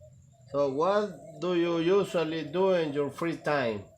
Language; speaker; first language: English; non-native, learner; Spanish